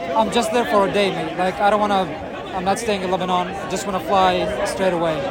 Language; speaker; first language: English; non-native, fluent; Arabic